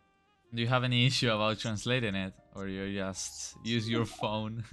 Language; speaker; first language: English; non-native, fluent; Spanish